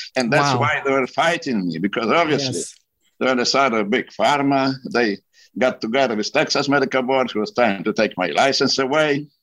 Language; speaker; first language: English; non-native, fluent; Polish